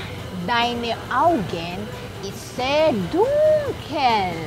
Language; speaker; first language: German; non-native, learner; Filipino